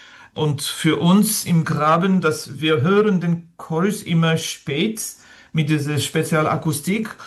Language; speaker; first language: German; non-native, fluent; French